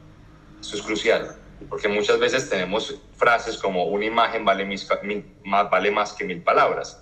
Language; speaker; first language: Spanish; native; Spanish